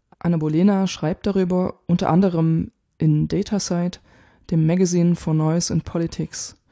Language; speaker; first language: German; native; German